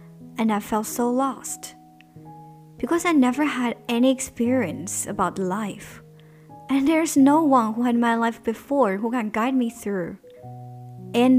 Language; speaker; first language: English; non-native, fluent; Chinese